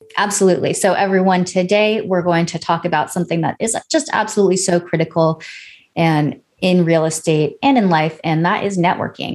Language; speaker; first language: English; native; English